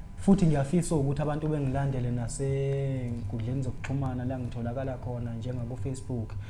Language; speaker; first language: Zulu; native; Zulu